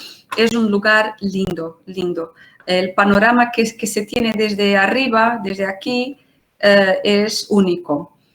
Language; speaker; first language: Spanish; non-native, fluent; Portuguese